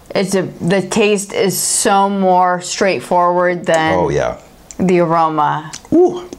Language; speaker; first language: English; native; English